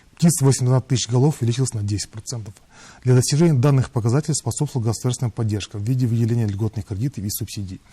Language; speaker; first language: Russian; non-native, local second language; Kazakh